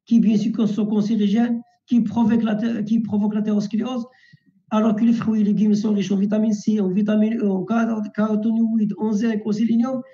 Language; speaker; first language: French; non-native, local second language; Arabic